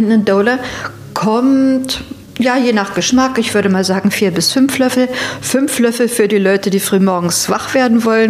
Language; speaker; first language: German; native; German